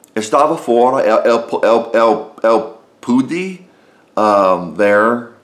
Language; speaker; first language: Portuguese; non-native, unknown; English